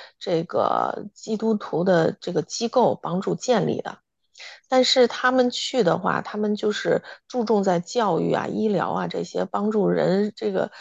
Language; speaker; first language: Chinese; native; Chinese